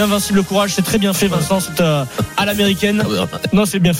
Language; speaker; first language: French; native; French